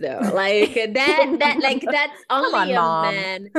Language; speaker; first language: English; non-native, fluent; Italian